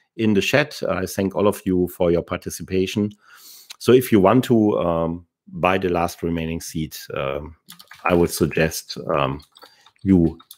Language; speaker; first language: English; non-native, fluent; German